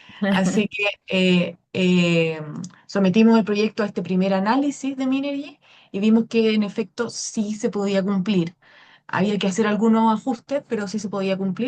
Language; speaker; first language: Spanish; native; Spanish